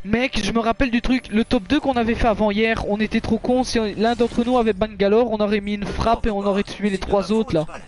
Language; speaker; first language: French; native; French